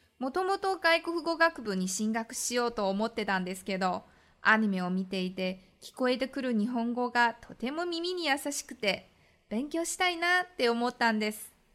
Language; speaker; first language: Japanese; non-native, fluent; Chinese